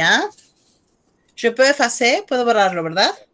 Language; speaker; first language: Spanish; native; Spanish